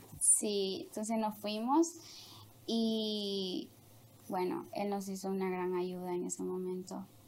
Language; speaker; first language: Spanish; native; Spanish